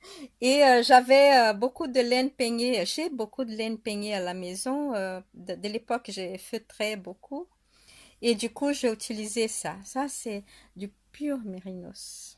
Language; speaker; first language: French; non-native, fluent; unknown